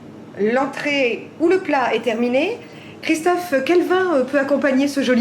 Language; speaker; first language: French; native; French